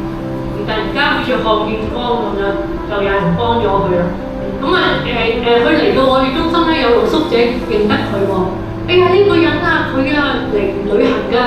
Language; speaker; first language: Cantonese; native; Cantonese